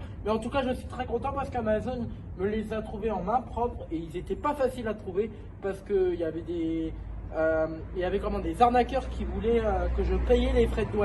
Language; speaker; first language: French; native; French